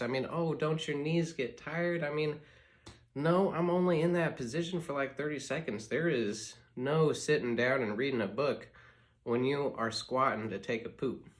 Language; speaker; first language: English; native; English